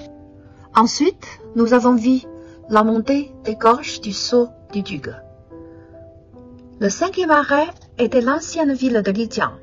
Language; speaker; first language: French; non-native, fluent; Chinese